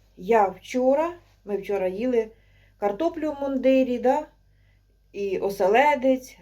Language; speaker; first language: Ukrainian; non-native, local second language; Russian